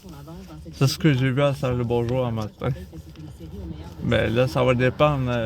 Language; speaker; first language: French; native; French